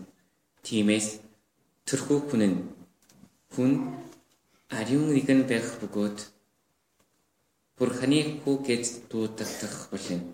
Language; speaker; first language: Mongolian; non-native, learner; Korean